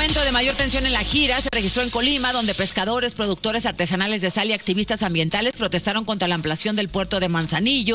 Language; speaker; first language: Spanish; native; Spanish